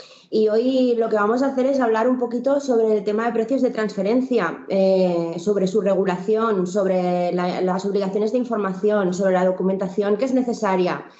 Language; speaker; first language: Spanish; native; Spanish